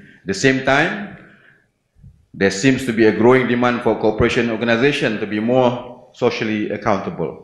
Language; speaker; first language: English; non-native, local second language; Malay